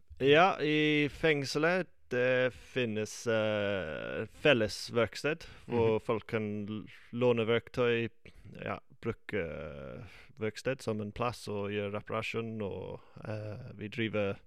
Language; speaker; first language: Norwegian; non-native, fluent; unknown